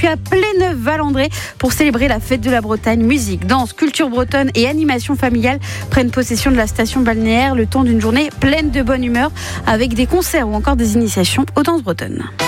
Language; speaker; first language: French; native; French